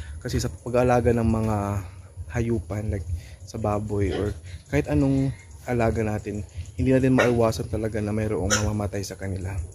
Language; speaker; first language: Filipino; non-native, local second language; Cebuano